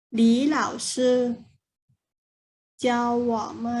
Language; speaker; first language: Chinese; non-native, fluent; Thai